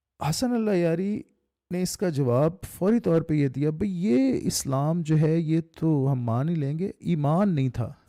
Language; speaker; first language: Urdu; native; Urdu